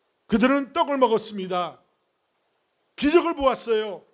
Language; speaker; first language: Korean; native; Korean